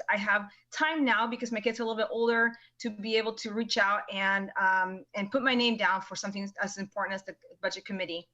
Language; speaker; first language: English; early bilingual, other home language; Spanish